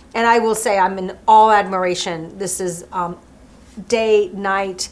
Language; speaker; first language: English; early bilingual, other home language; French